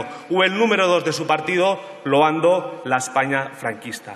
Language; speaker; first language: Spanish; non-native, local second language; Catalan